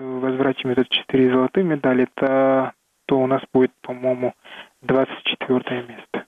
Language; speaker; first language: Russian; non-native, local second language; Kazakh